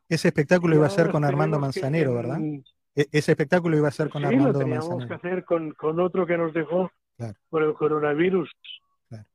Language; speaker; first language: Spanish; native; Spanish